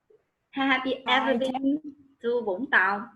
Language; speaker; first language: English; non-native, learner; Vietnamese